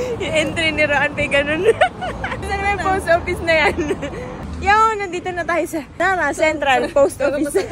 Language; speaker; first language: Filipino; native; Filipino